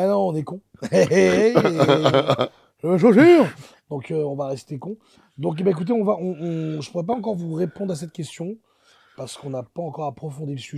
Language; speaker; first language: French; native; French